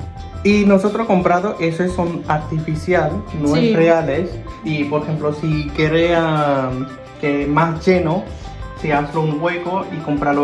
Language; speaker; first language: Spanish; non-native, learner; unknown